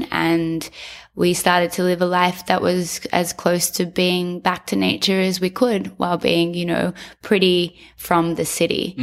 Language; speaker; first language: English; native; English